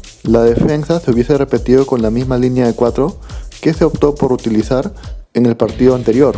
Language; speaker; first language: Spanish; native; Spanish